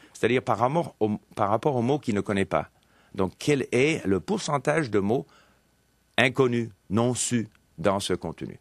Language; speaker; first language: French; non-native, local second language; English